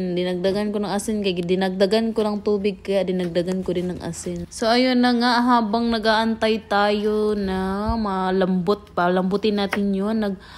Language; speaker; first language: Filipino; non-native, local second language; Cebuano